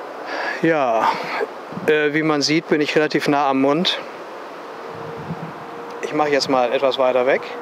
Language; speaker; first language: German; native; German